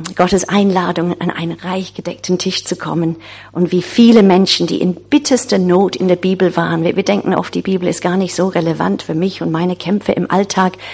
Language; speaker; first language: German; non-native, fluent; English